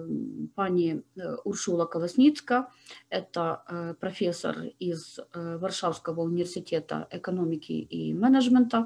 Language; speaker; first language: Russian; native; Russian